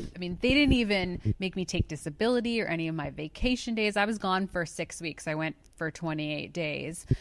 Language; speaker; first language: English; native; English